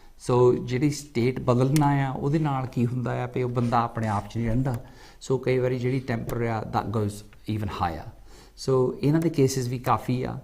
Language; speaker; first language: Punjabi; early bilingual, heritage; Punjabi